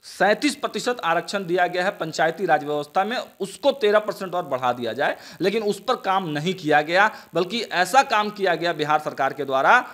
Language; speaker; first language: Hindi; native; Hindi